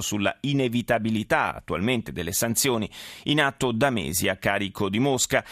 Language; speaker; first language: Italian; native; Italian